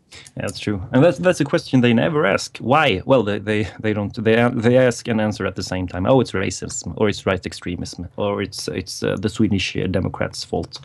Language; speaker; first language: English; non-native, fluent; Swedish